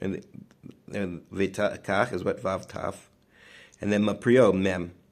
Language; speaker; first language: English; native; English